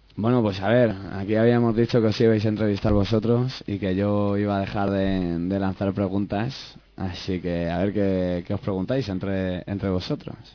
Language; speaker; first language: Spanish; native; Spanish